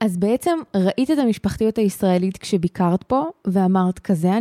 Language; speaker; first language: Hebrew; native; Hebrew